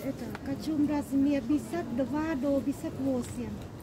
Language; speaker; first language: Russian; non-native, learner; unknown